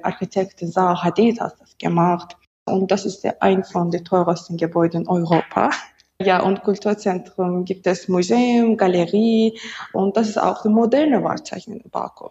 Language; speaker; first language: German; non-native, learner; Azerbaijani